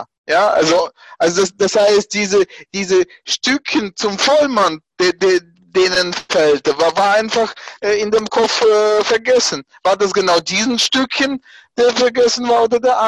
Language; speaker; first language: German; non-native, fluent; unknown